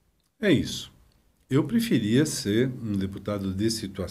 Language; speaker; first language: Portuguese; native; Portuguese